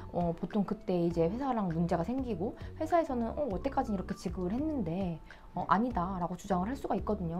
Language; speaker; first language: Korean; native; Korean